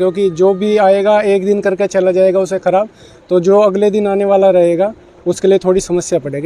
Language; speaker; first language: Hindi; native; Hindi